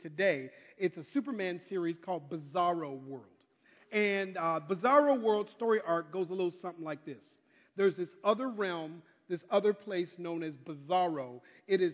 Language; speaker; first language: English; native; English